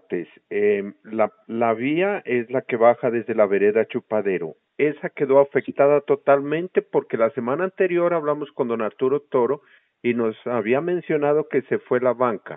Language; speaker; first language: Spanish; native; Spanish